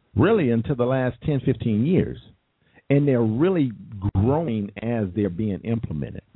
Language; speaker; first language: English; native; English